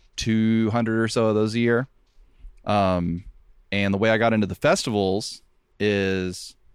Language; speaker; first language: English; native; English